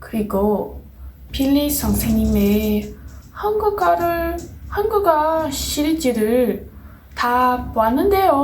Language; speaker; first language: Korean; non-native, learner; Portuguese